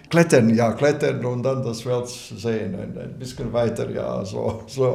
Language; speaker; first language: German; non-native, learner; Latvian